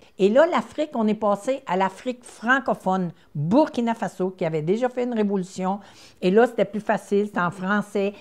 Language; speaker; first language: French; native; French